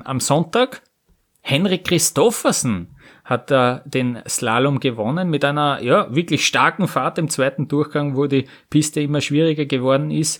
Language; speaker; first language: German; native; German